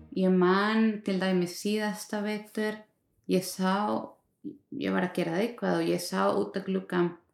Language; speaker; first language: Icelandic; non-native, learner; Spanish